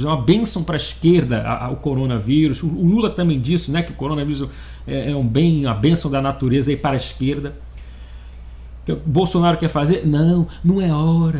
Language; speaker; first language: Portuguese; native; Portuguese